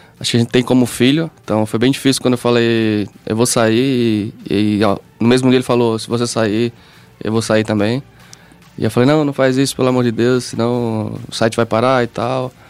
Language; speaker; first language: Portuguese; native; Portuguese